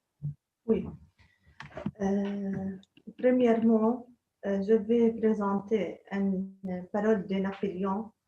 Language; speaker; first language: French; non-native, local second language; Arabic